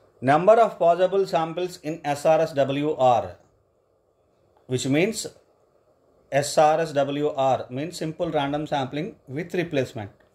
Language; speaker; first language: English; non-native, local second language; Telugu